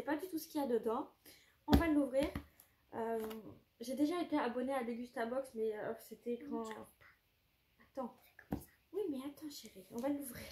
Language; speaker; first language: French; native; French